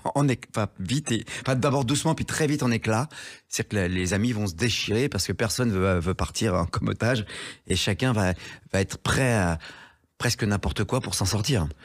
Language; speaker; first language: French; native; French